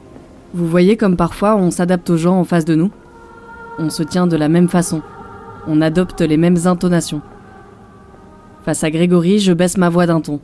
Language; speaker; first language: French; native; French